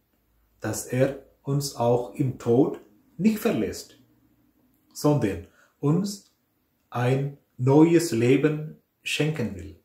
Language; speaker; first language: German; non-native, fluent; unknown